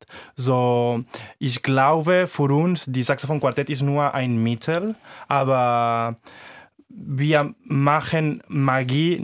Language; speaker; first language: German; non-native, fluent; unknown